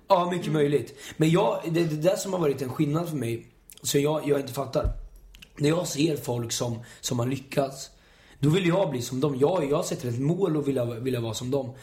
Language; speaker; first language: Swedish; native; Swedish